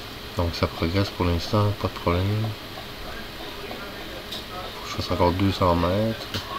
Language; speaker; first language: French; native; French